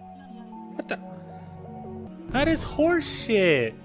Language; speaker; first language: English; native; English